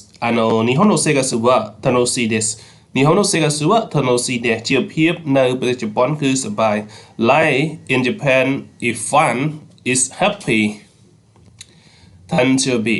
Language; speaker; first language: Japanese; non-native, fluent; Khmer